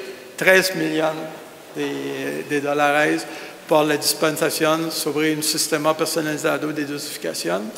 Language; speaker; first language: Spanish; non-native, learner; French